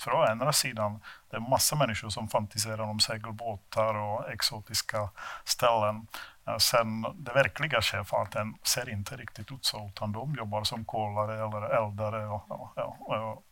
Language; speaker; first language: Swedish; non-native, fluent; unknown